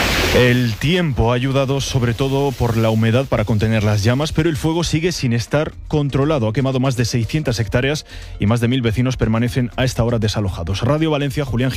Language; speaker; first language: Spanish; native; Spanish